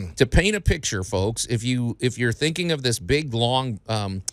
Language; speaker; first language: English; native; English